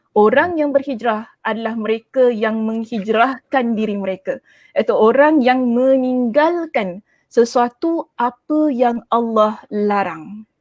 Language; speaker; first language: Malay; native; Malay